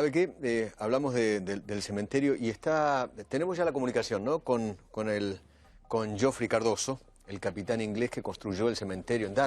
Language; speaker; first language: Spanish; native; Spanish